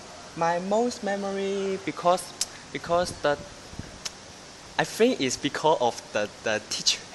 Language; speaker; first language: English; non-native, learner; Chinese